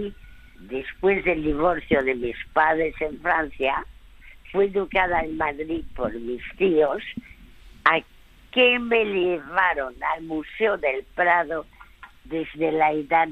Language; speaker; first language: Spanish; early bilingual, other home language; French